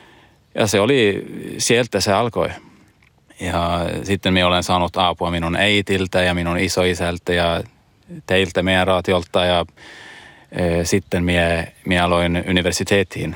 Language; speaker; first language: Finnish; early bilingual, heritage; Swedish